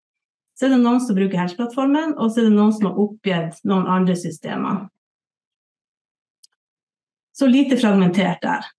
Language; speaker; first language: Norwegian; native; Norwegian